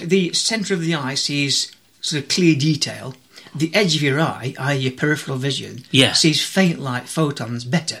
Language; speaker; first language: English; native; English